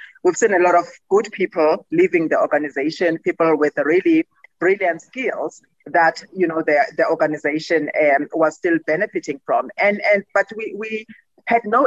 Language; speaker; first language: English; non-native, local second language; Xhosa